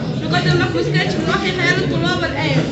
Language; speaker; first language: Arabic; native; Arabic